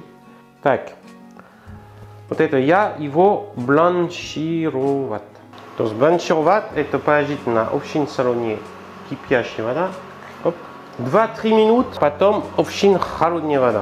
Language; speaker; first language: Russian; non-native, learner; French